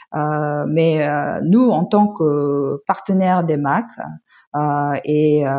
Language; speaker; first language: French; non-native, fluent; Korean